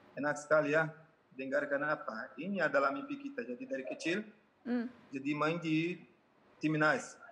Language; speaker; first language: Indonesian; non-native, fluent; Portuguese